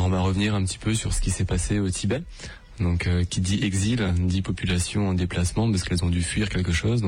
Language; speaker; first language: French; native; French